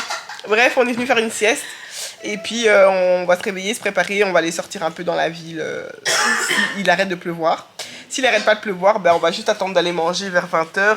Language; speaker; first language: French; native; French